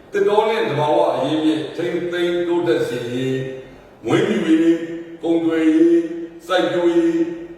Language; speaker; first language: Burmese; non-native, local second language; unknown